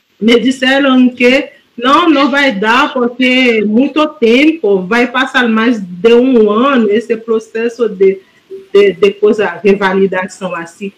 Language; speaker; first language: Portuguese; non-native, fluent; Haitian Creole